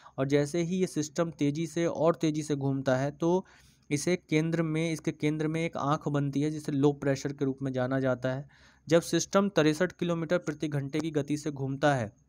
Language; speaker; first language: Hindi; native; Hindi